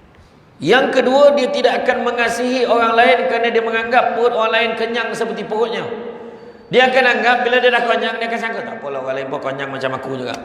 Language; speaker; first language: Malay; native; Malay